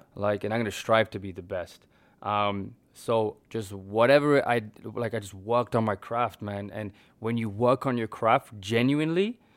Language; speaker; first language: English; native; English